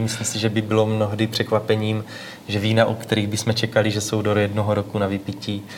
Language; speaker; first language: Czech; native; Czech